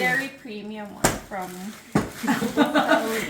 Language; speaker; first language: English; non-native, learner; Thai